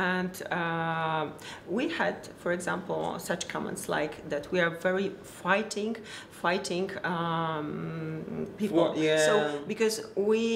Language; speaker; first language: English; non-native, learner; Polish